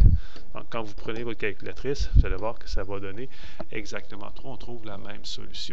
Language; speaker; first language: French; native; French